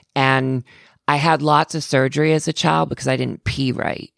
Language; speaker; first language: English; native; English